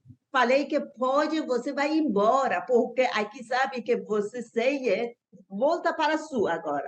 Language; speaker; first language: Portuguese; non-native, learner; Persian